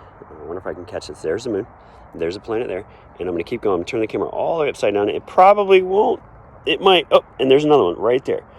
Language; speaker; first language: English; native; English